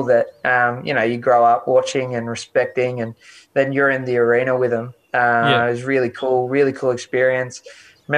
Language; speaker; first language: English; native; English